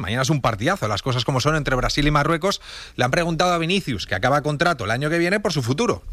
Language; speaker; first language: Spanish; native; Spanish